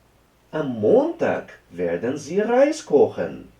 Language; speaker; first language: German; non-native, fluent; Portuguese